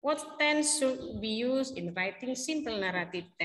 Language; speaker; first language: English; non-native, learner; Indonesian